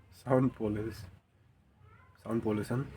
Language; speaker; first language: Hindi; non-native, local second language; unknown